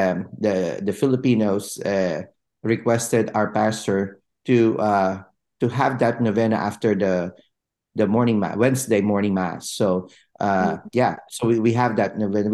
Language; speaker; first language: English; non-native, local second language; Filipino